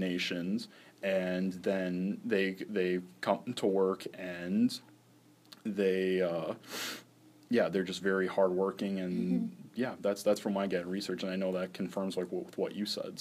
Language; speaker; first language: English; native; English